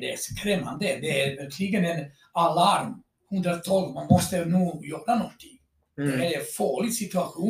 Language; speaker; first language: Swedish; non-native, fluent; Croatian